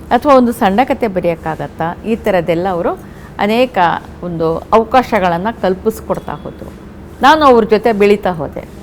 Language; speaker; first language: Kannada; non-native, local second language; Urdu